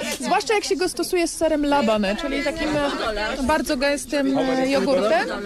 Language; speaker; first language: Polish; native; Polish